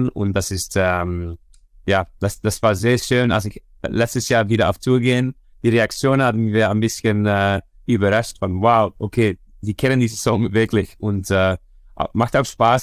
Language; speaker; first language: German; non-native, fluent; Dutch